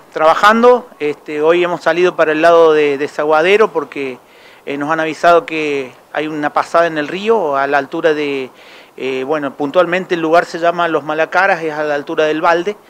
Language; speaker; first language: Spanish; native; Spanish